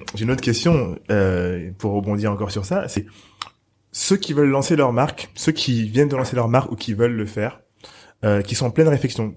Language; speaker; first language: French; native; French